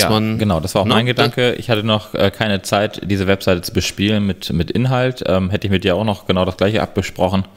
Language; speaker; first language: German; native; German